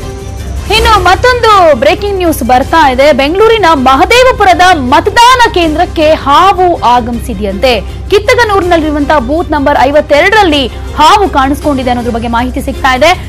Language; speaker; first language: Kannada; native; Kannada